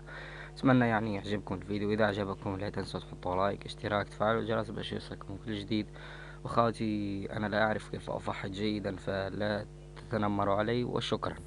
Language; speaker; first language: Arabic; native; Arabic